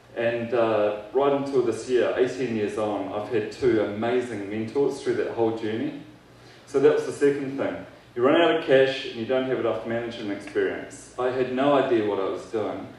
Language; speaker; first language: English; native; English